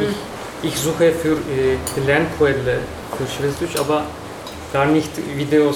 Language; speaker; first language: German; non-native, learner; Turkish